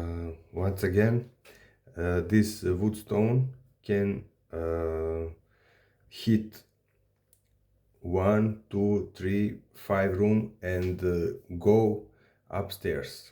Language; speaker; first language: English; non-native, learner; Serbian